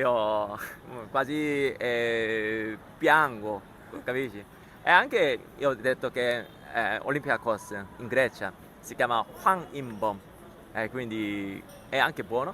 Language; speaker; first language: Italian; non-native, learner; Korean